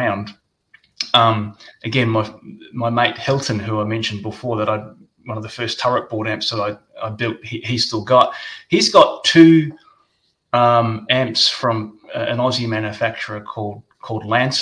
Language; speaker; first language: English; native; English